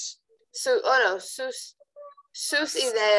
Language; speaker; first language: Spanish; non-native, learner; English